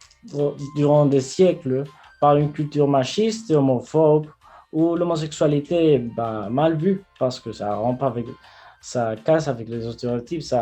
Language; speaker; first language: French; non-native, fluent; Spanish